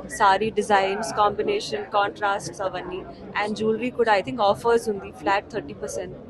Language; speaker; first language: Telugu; non-native, learner; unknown